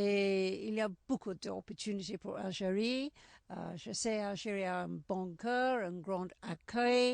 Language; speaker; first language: French; non-native, learner; English